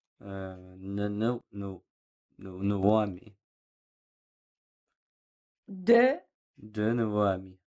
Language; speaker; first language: French; non-native, learner; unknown